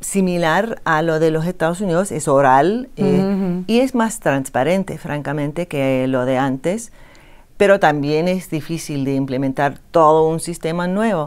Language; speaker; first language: Spanish; non-native, fluent; English